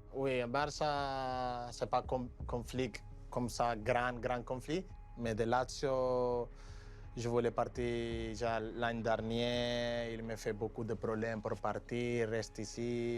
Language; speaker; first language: French; non-native, learner; Spanish